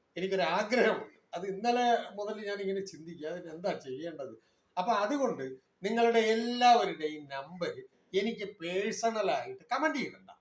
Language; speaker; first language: Malayalam; non-native, local second language; Tamil